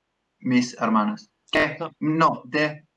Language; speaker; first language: Spanish; non-native, learner; English